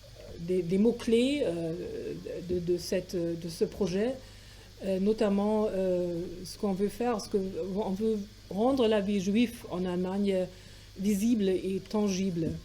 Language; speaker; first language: French; non-native, fluent; German